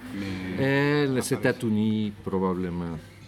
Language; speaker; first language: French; non-native, learner; Spanish